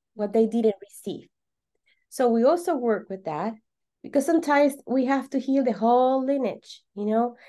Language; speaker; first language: English; non-native, fluent; Spanish